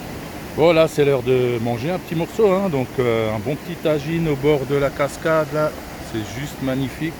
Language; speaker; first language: French; native; French